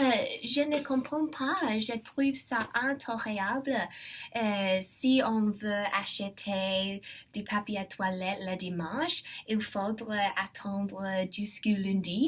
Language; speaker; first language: French; non-native, learner; English